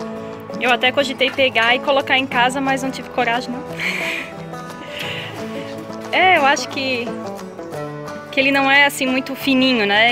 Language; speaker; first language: Portuguese; native; Portuguese